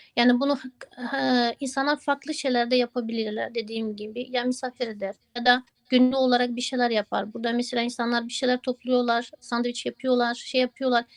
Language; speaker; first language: Turkish; non-native, fluent; Ukrainian